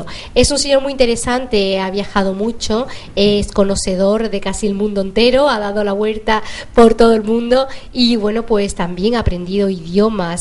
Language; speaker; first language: Spanish; native; Spanish